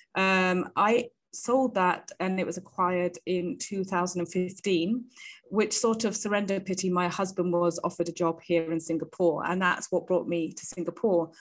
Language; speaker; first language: English; native; English